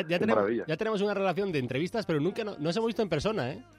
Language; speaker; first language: Spanish; native; Spanish